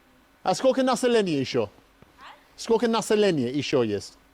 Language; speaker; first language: Russian; non-native, learner; English